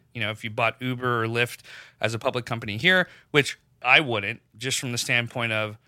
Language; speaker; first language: English; non-native, local second language; Urdu